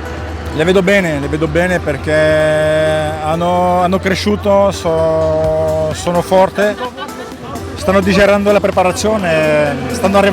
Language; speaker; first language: Italian; non-native, fluent; French